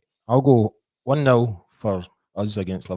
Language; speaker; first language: English; native; English